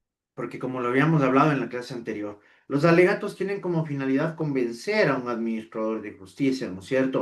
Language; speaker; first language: Spanish; native; Spanish